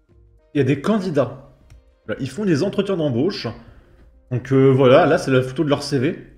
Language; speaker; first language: French; native; French